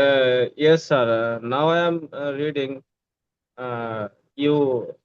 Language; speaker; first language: English; non-native, learner; Bangla